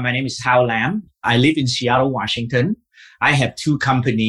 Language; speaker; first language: English; non-native, fluent; Vietnamese